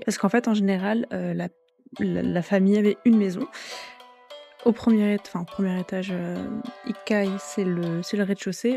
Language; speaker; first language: French; native; French